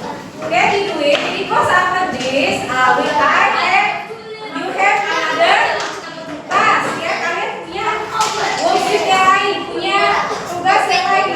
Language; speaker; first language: English; non-native, learner; Indonesian